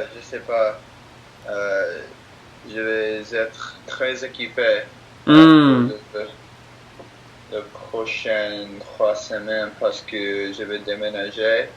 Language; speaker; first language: French; non-native, learner; English